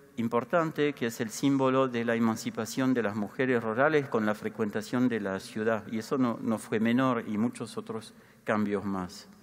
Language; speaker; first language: Spanish; non-native, fluent; French